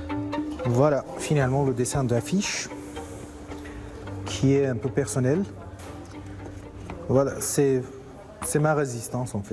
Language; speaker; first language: French; non-native, fluent; Persian